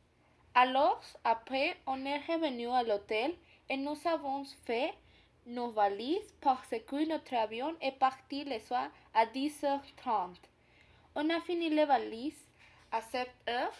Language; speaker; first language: French; non-native, learner; Spanish